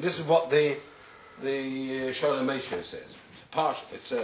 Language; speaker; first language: English; native; English